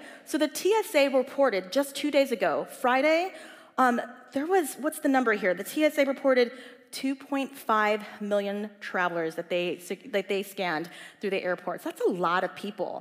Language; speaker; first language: English; native; English